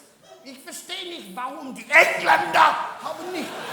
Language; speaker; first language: German; non-native, learner; English